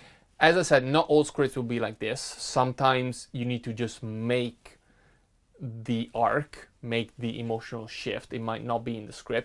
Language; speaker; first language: English; non-native, fluent; Italian